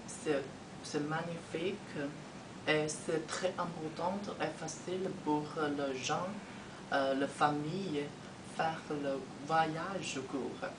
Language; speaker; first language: French; non-native, learner; Chinese